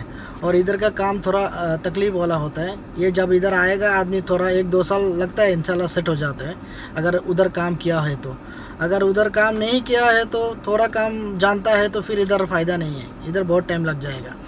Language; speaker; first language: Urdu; non-native, learner; Bangla